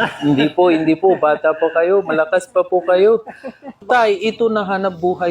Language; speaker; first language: Filipino; non-native, fluent; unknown